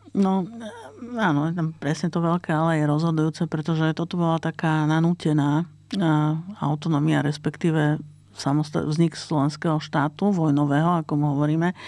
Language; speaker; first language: Slovak; native; Slovak